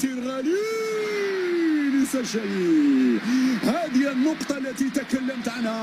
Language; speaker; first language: Arabic; native; Arabic